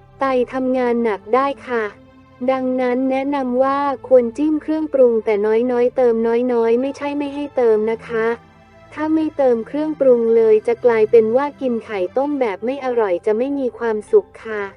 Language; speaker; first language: Thai; native; Thai